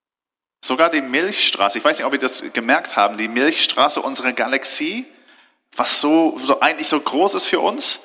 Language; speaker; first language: German; non-native, fluent; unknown